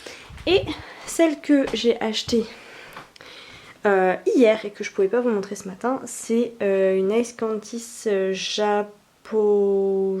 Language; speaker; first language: French; native; French